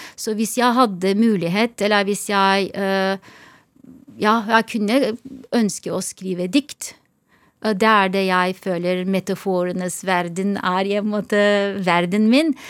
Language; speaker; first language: Norwegian; non-native, fluent; Turkish